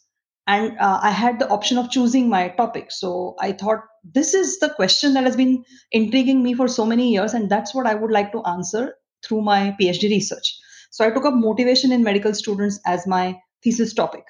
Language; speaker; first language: English; non-native, local second language; Marathi